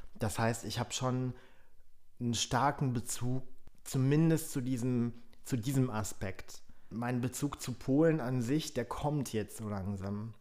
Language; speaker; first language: German; early bilingual, other home language; Polish